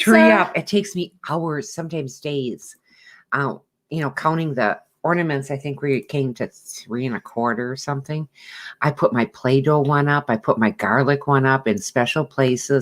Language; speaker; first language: English; native; English